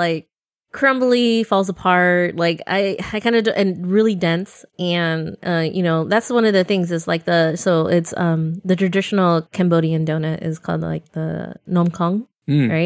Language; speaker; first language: English; native; English